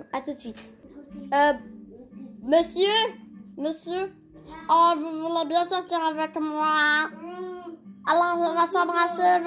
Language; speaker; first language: French; native; French